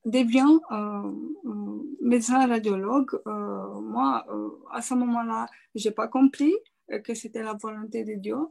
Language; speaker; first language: French; non-native, fluent; Romanian